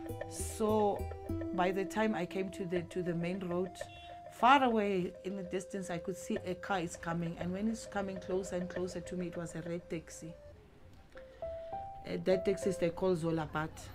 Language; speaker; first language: English; non-native, local second language; Afrikaans